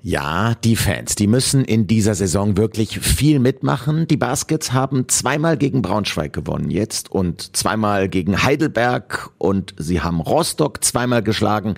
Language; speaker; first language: German; native; German